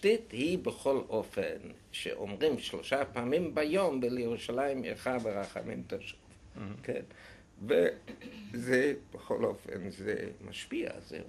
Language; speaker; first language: Hebrew; non-native, fluent; German